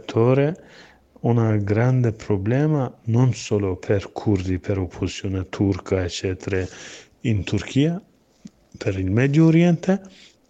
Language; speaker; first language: Italian; non-native, learner; Kurdish